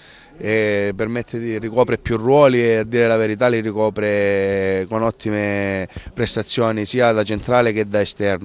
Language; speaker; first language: Italian; native; Italian